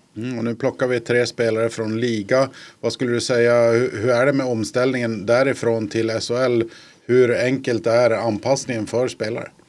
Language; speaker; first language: Swedish; native; Swedish